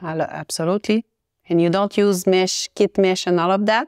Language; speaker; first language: English; non-native, learner; French